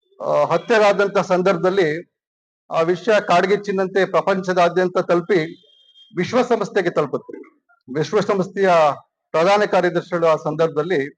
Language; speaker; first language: Kannada; native; Kannada